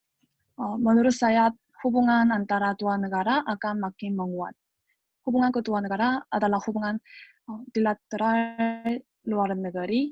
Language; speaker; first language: Indonesian; non-native, learner; Korean